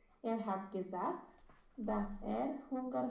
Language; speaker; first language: German; non-native, learner; Romanian